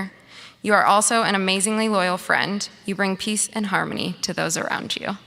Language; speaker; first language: English; native; English